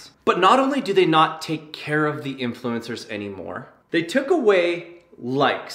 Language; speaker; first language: English; native; English